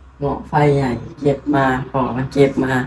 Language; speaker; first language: Thai; non-native, local second language; Lao